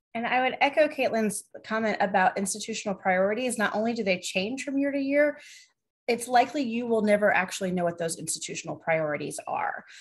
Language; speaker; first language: English; native; English